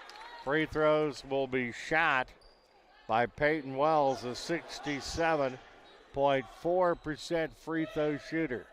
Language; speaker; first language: English; native; English